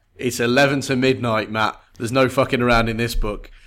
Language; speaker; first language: English; native; English